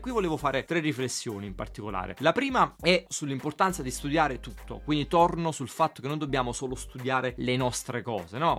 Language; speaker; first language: Italian; native; Italian